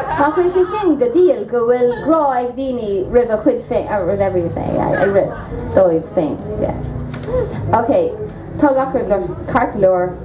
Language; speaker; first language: Irish; non-native, local second language; English